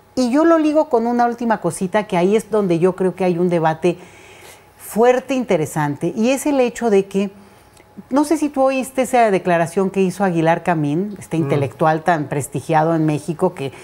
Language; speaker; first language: Spanish; native; Spanish